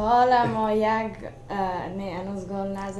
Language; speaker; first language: Persian; early bilingual, heritage; Persian